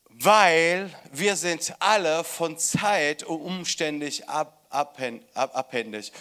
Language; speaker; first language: German; non-native, fluent; Italian